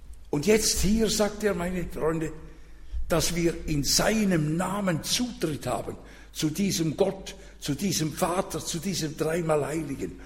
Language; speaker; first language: German; non-native, fluent; French